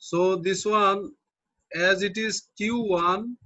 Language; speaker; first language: English; non-native, local second language; Bangla